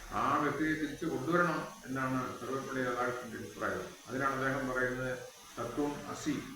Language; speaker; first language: Malayalam; native; Malayalam